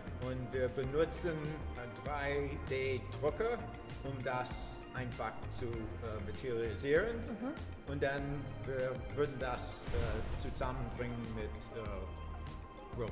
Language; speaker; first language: German; non-native, fluent; English